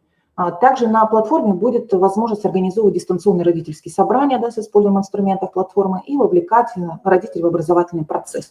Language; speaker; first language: Russian; native; Russian